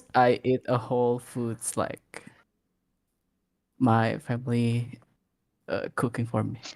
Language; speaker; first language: English; non-native, learner; Indonesian